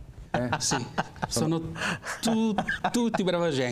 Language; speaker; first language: Italian; non-native, fluent; Portuguese